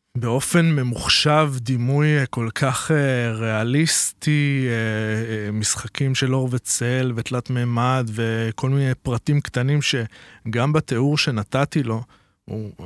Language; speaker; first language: Hebrew; native; Hebrew